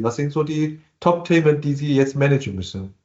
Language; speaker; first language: German; non-native, fluent; Chinese